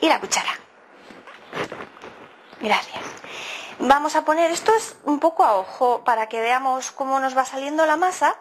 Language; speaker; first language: Spanish; native; Spanish